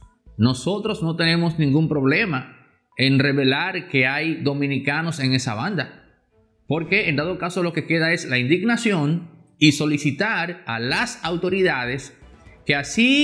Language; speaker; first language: Spanish; native; Spanish